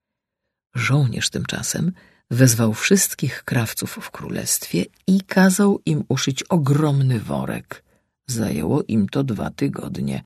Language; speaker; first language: Polish; native; Polish